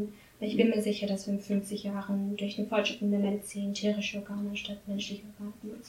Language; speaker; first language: German; non-native, learner; English